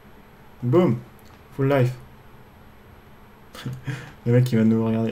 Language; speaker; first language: French; native; French